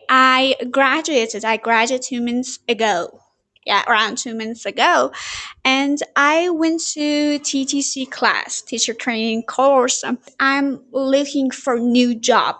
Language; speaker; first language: English; non-native, learner; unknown